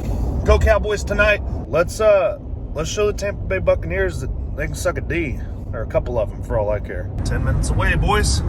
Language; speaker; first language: English; native; English